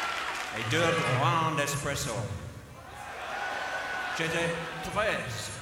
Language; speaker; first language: French; non-native, learner; English